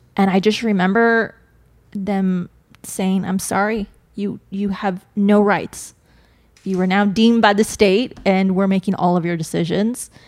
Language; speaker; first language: English; native; English